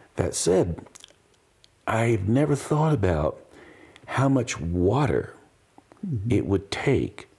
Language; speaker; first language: English; native; English